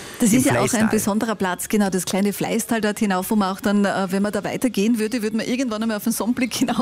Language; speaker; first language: German; native; German